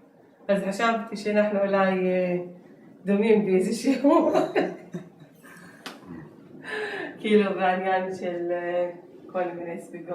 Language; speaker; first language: Hebrew; non-native, local second language; Arabic